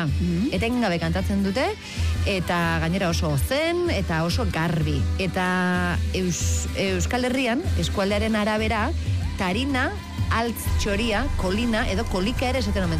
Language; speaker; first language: Basque; native; Basque